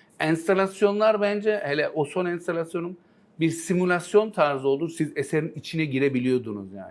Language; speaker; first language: Turkish; early bilingual, heritage; Turkish